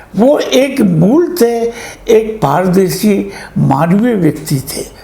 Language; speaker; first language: Hindi; native; Hindi